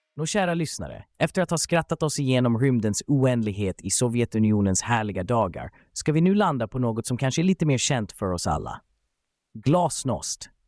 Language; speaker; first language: Swedish; native; Swedish